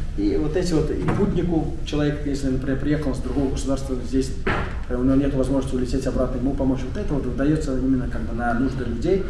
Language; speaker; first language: Russian; non-native, local second language; Tatar